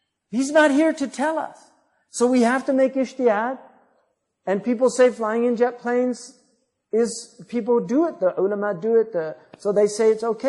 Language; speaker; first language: English; native; English